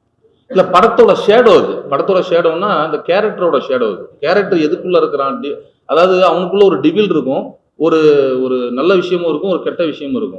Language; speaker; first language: Tamil; native; Tamil